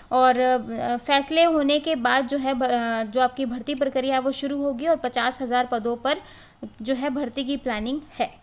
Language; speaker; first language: Hindi; native; Hindi